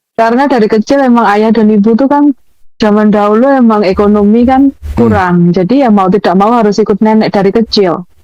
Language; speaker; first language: Indonesian; non-native, local second language; Javanese